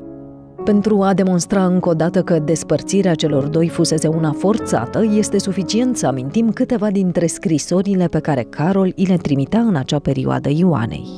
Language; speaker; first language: Romanian; native; Romanian